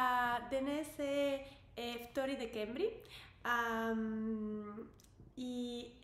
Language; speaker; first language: Bulgarian; non-native, learner; English